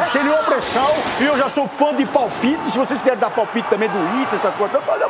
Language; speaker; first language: Portuguese; native; Portuguese